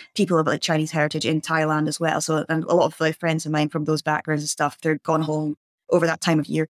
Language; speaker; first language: English; native; English